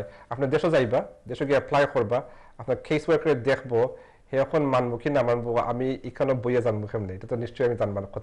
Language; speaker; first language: Bangla; early bilingual, heritage; Sylheti